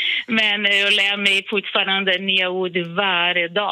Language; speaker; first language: Swedish; non-native, fluent; Portuguese